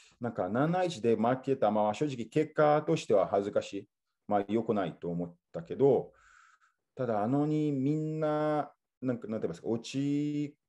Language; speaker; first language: Japanese; non-native, fluent; Portuguese